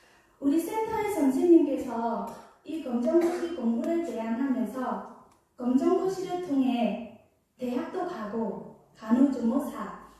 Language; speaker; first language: Korean; non-native, fluent; Khmer